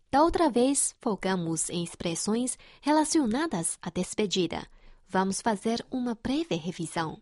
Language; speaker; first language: Portuguese; non-native, fluent; Chinese